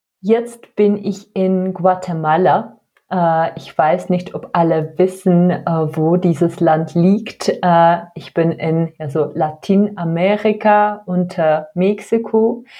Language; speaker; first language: German; non-native, fluent; Czech